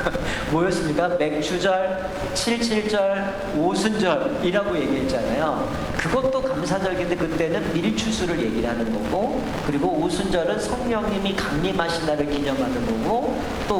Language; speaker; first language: Korean; native; Korean